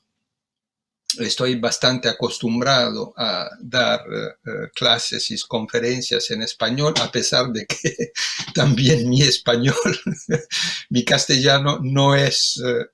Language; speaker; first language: Spanish; non-native, fluent; Italian